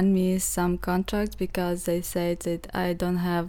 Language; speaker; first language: English; non-native, learner; Ukrainian